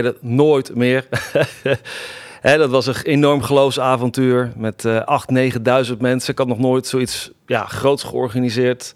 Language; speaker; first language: Dutch; native; Dutch